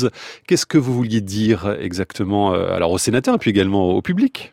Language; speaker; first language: French; native; French